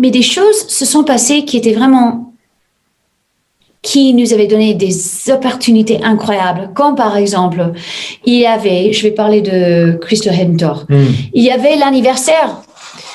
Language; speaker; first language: French; non-native, fluent; English